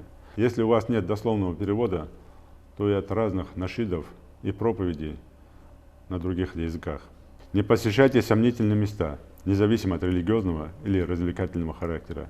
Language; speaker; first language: Russian; non-native, local second language; Ingush